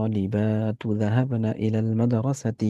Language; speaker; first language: Arabic; non-native, fluent; Bangla